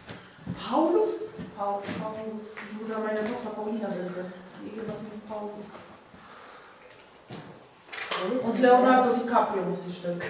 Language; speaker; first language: German; non-native, fluent; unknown